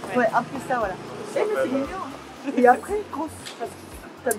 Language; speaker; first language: French; non-native, fluent; Japanese